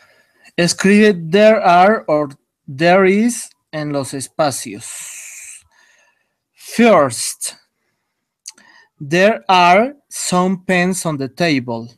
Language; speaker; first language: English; non-native, learner; Spanish